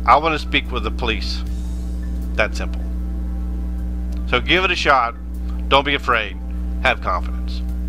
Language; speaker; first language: English; native; English